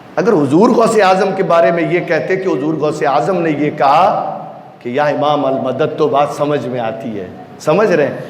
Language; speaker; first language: Urdu; native; Urdu